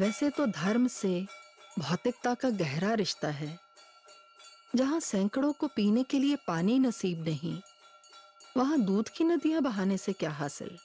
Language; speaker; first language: Hindi; native; Hindi